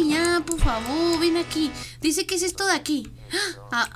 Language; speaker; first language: Spanish; native; Spanish